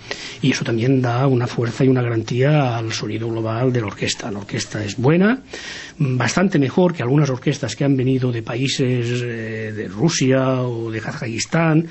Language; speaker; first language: Spanish; native; Spanish